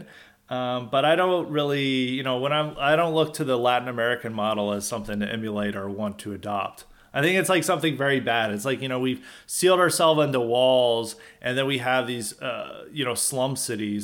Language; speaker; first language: English; native; English